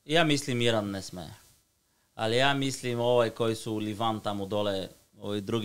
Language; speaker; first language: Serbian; non-native, learner; Bulgarian